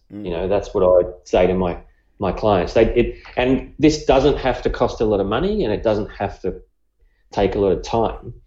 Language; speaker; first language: English; native; English